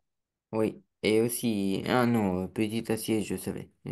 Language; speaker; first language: French; non-native, learner; Romanian